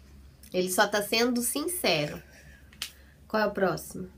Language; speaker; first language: Portuguese; native; Portuguese